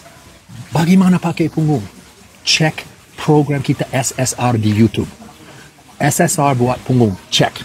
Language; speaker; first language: Indonesian; non-native, fluent; English